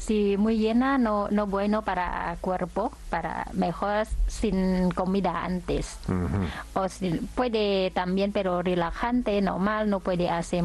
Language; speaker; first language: Spanish; non-native, learner; Thai